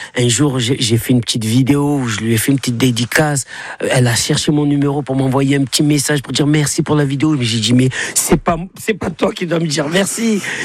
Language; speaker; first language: French; native; French